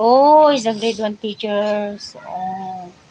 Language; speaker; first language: English; non-native, learner; Filipino